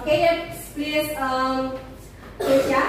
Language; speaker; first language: English; non-native, fluent; Indonesian